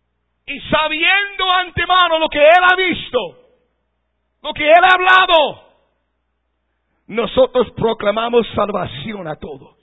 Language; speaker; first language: Spanish; non-native, fluent; English